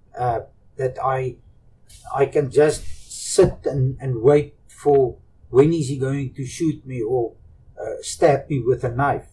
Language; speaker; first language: English; non-native, local second language; Afrikaans